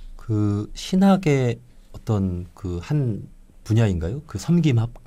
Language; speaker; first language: Korean; native; Korean